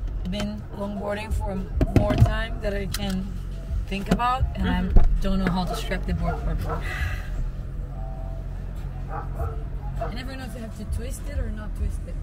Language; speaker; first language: English; non-native, fluent; Portuguese